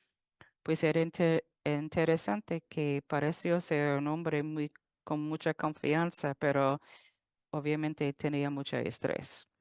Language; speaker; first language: Spanish; non-native, fluent; English